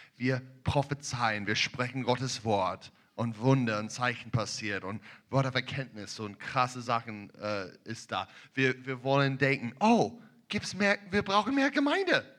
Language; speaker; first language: German; non-native, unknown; English